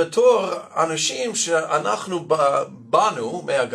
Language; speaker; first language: Hebrew; non-native, fluent; English